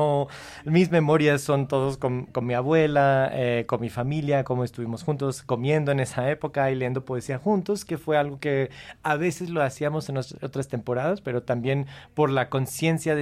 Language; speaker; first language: Spanish; early bilingual, heritage; Spanish